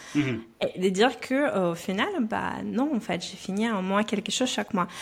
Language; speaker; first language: French; non-native, fluent; Russian